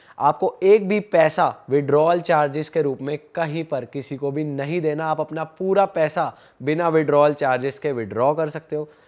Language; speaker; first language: Hindi; native; Hindi